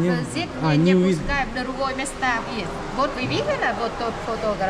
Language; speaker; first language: Russian; non-native, learner; Vietnamese